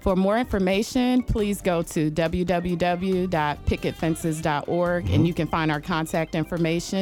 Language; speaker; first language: English; native; English